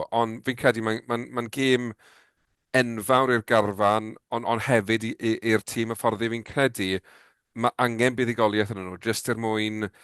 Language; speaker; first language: Welsh; native; Welsh